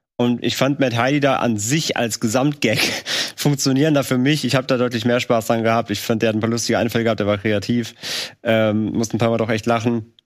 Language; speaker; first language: German; native; German